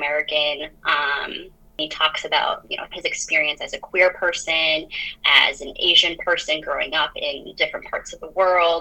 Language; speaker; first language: English; native; English